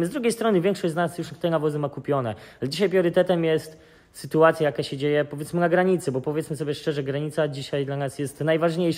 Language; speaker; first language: Polish; native; Polish